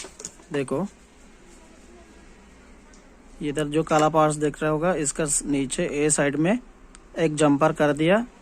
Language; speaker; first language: Hindi; non-native, local second language; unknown